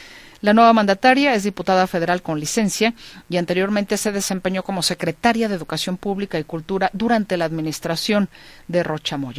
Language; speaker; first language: Spanish; native; Spanish